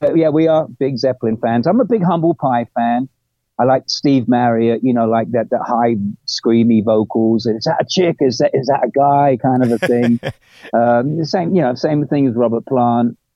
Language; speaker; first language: English; native; English